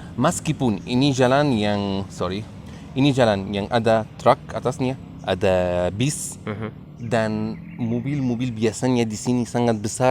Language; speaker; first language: Indonesian; non-native, learner; Arabic